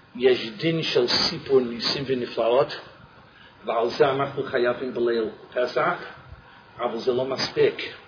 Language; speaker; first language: Hebrew; non-native, fluent; English